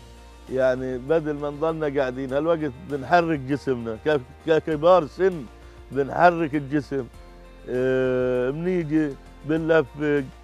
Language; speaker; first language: Arabic; native; Arabic